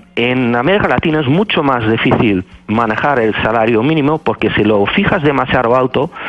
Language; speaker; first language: Spanish; non-native, fluent; Dutch